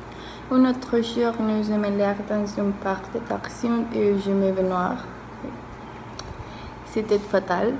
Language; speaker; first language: French; non-native, learner; Spanish